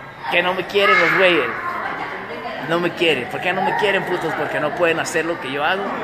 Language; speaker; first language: Spanish; early bilingual, other home language; English